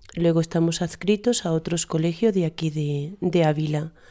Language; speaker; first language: Spanish; native; Spanish